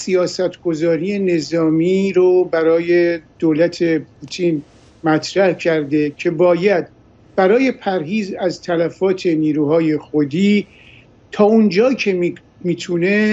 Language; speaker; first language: Persian; native; Persian